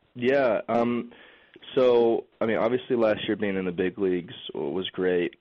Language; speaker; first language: English; native; English